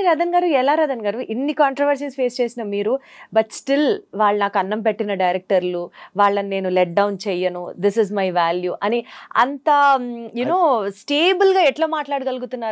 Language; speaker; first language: Telugu; native; Telugu